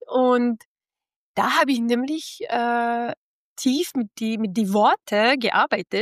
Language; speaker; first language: German; non-native, fluent; Arabic